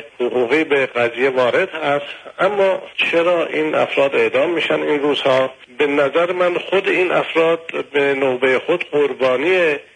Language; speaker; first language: Persian; native; Persian